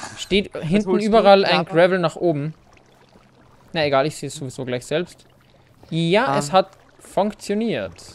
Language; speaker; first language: German; native; German